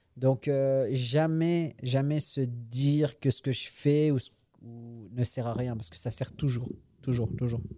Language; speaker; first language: French; native; French